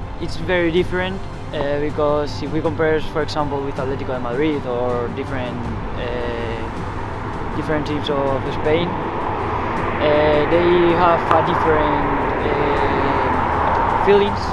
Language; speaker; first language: English; non-native, learner; Spanish